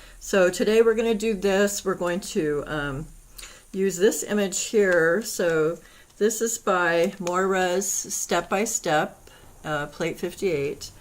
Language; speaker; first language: English; native; English